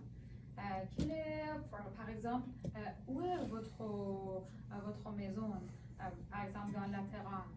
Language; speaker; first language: French; non-native, learner; Persian